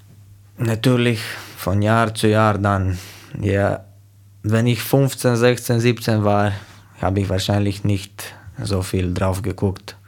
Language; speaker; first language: German; non-native, fluent; Slovenian